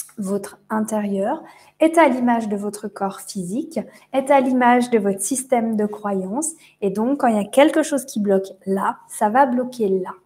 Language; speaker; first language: French; native; French